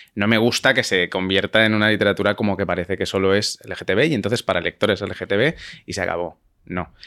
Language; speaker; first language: Spanish; native; Spanish